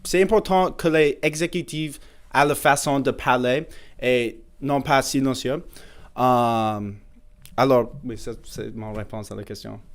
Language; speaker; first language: French; non-native, learner; English